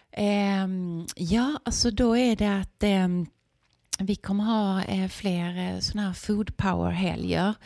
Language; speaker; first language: Swedish; native; Swedish